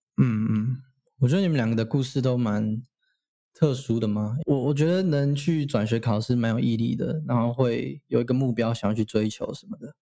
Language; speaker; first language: Chinese; native; Chinese